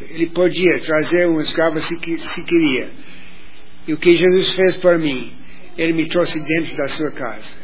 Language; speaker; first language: Portuguese; non-native, fluent; English